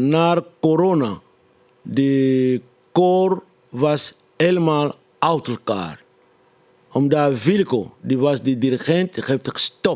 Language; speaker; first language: Dutch; non-native, fluent; Lingala